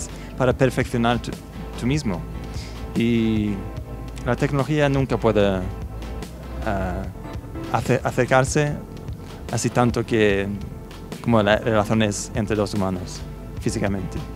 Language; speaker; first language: Spanish; non-native, fluent; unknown